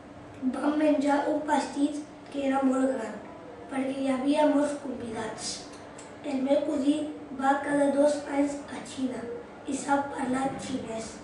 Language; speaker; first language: Catalan; early bilingual, other home language; Urdu